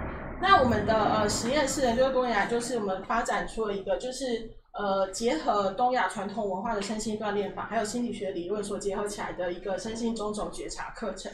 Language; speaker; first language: Chinese; native; Chinese